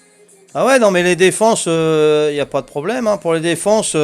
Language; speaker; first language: French; native; French